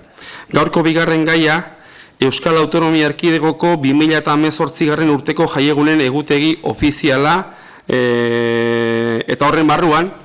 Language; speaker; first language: Basque; native; Basque